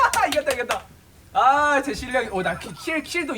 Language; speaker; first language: Korean; native; Korean